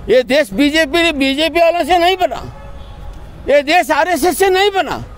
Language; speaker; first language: Hindi; non-native, local second language; Kannada